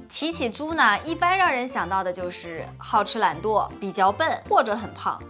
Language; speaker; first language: Chinese; native; Chinese